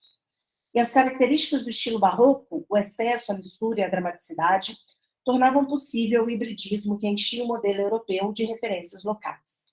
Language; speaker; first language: Portuguese; native; Portuguese